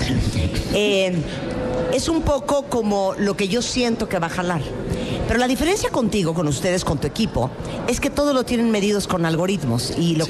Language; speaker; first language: Spanish; native; Spanish